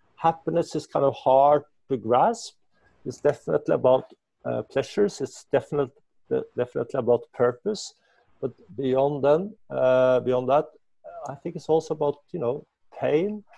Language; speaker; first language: English; non-native, fluent; Norwegian